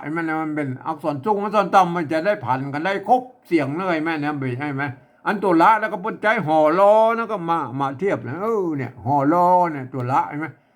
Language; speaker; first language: Thai; native; Thai